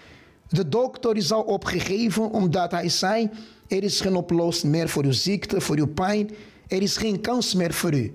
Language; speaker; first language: Dutch; non-native, fluent; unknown